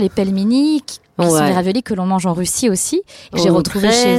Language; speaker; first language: French; native; French